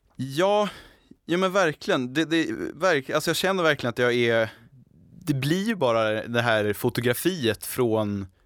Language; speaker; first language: Swedish; native; Swedish